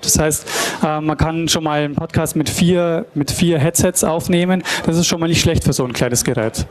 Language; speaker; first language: German; native; German